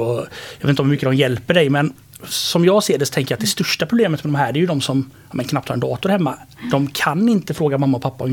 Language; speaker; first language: Swedish; native; Swedish